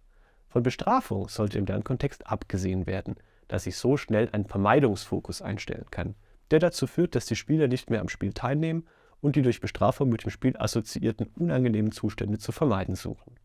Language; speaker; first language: German; native; German